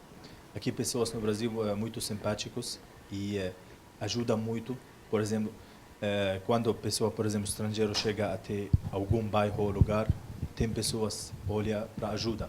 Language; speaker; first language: Portuguese; non-native, learner; Arabic